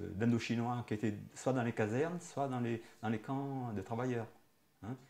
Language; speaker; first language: French; native; French